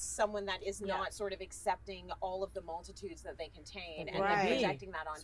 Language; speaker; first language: English; native; English